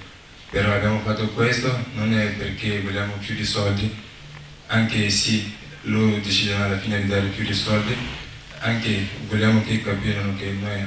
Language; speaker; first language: Italian; non-native, learner; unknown